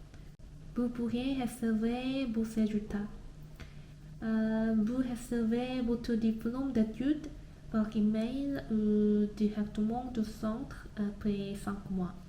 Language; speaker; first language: French; non-native, learner; Korean